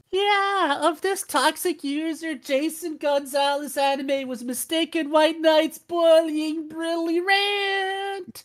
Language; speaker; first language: English; native; English